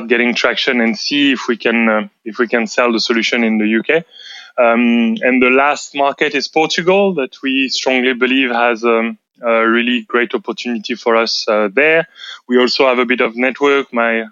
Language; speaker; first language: English; non-native, fluent; French